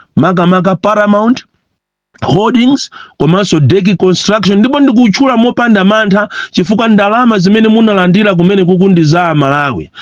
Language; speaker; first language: Nyanja; non-native, local second language; Tumbuka